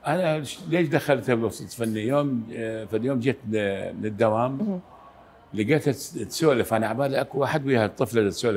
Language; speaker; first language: Arabic; native; Arabic